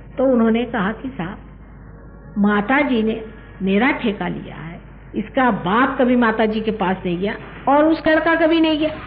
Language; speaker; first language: Hindi; non-native, local second language; Marathi